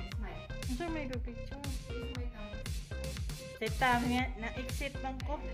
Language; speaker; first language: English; non-native, learner; Filipino